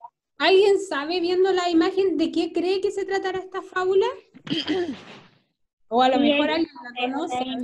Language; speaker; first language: Spanish; native; Spanish